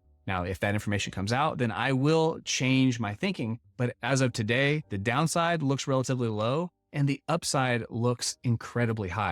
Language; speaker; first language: English; native; English